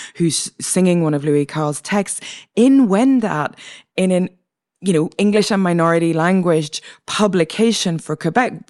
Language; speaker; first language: English; native; English